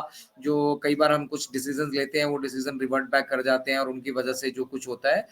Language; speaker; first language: Hindi; native; Hindi